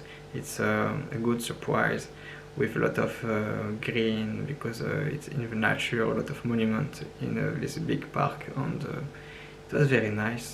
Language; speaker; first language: English; non-native, learner; French